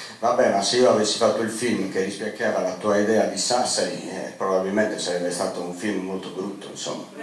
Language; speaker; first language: Italian; native; Italian